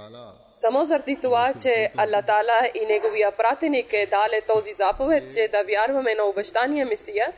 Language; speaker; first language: Bulgarian; non-native, local second language; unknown